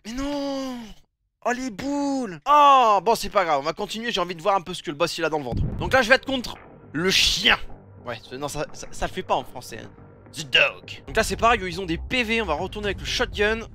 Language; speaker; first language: French; native; French